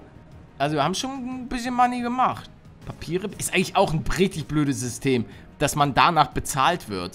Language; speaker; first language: German; native; German